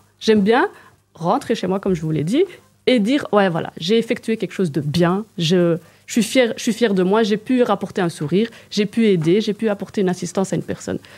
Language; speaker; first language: French; native; French